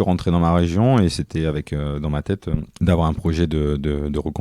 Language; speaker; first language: French; native; French